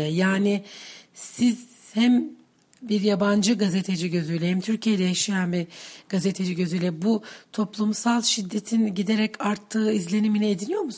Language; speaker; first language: Turkish; native; Turkish